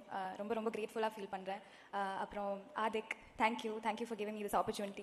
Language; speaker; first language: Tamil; non-native, fluent; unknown